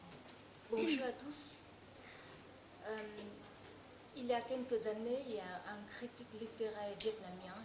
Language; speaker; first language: French; non-native, fluent; Vietnamese